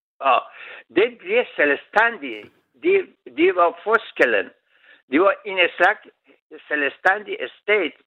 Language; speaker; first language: Danish; non-native, learner; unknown